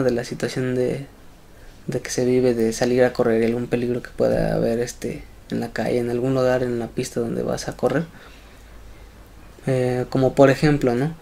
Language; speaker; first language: Spanish; native; Spanish